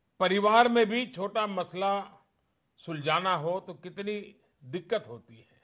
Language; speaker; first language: Hindi; non-native, local second language; Gujarati